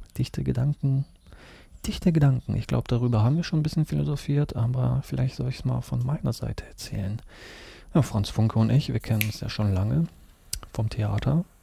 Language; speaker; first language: German; early bilingual, other home language; Russian